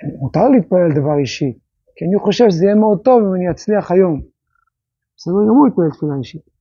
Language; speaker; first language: Hebrew; native; Hebrew